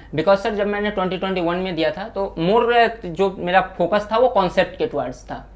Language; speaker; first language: Hindi; native; Hindi